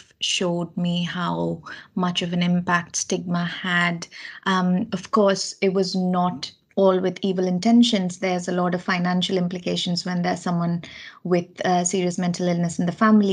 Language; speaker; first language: English; non-native, local second language; Malayalam